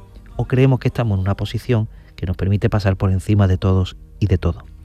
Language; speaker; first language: Spanish; native; Spanish